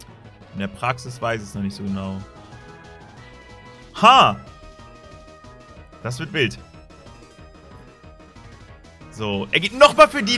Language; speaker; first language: German; native; German